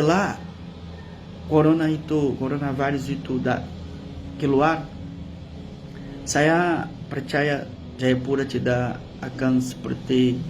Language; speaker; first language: Indonesian; non-native, learner; Portuguese